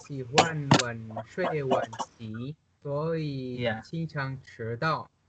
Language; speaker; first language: Chinese; non-native, learner; Indonesian